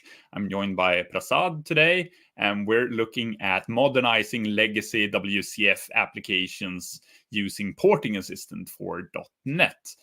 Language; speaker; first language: English; non-native, fluent; Swedish